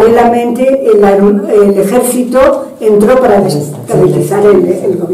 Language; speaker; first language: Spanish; non-native, fluent; French